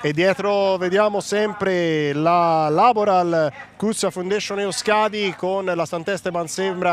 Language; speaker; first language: Italian; native; Italian